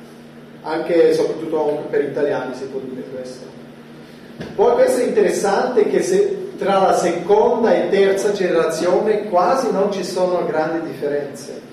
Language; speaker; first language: Italian; non-native, fluent; German